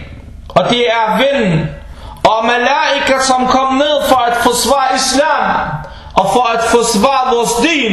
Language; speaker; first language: Danish; non-native, fluent; Arabic